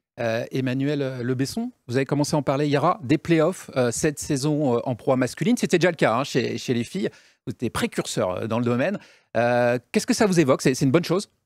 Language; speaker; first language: French; native; French